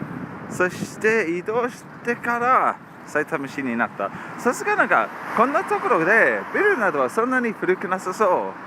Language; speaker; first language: Japanese; non-native, learner; English